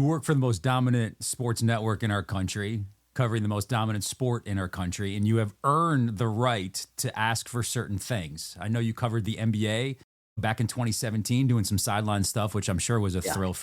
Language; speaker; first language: English; native; English